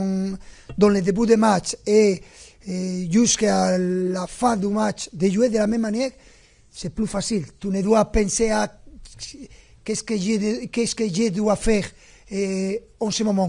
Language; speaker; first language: French; non-native, fluent; Spanish